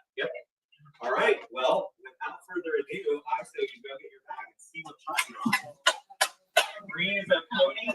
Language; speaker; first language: English; native; English